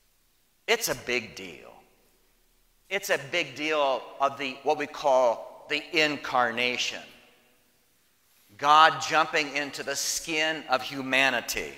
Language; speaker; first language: English; native; English